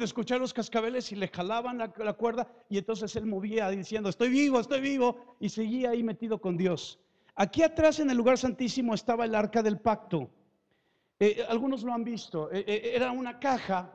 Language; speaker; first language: Spanish; native; Spanish